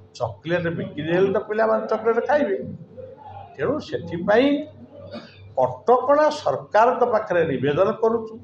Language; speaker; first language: Odia; native; Odia